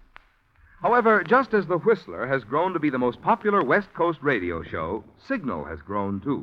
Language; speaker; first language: English; native; English